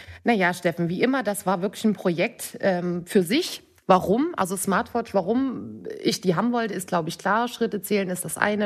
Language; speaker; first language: German; native; German